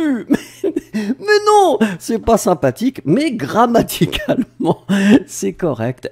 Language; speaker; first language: French; native; French